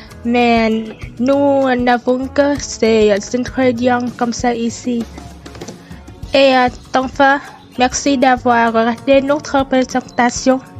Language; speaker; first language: French; non-native, fluent; Vietnamese